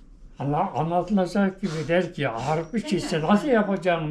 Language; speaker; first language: Turkish; native; Turkish